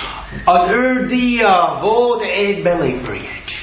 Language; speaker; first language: Hungarian; non-native, learner; English